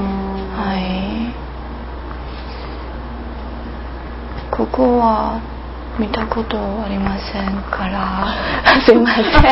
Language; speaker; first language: Japanese; non-native, learner; English